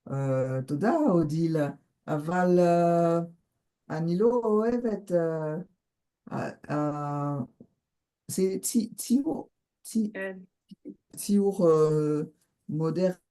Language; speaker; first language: Hebrew; non-native, learner; French